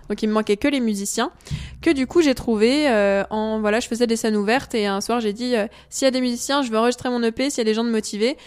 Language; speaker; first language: French; native; French